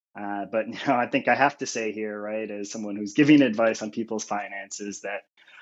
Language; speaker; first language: English; native; English